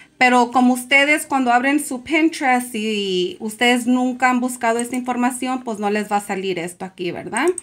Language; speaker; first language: Spanish; early bilingual, heritage; Spanish